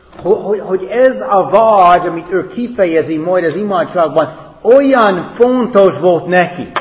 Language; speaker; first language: Hungarian; non-native, fluent; English